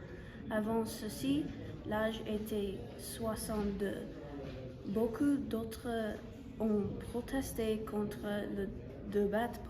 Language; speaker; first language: French; non-native, learner; English